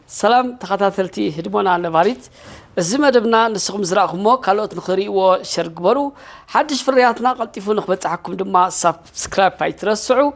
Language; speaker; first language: Tigrinya; native; Tigrinya